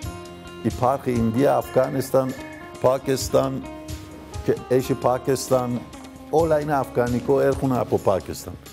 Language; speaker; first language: Greek; non-native, learner; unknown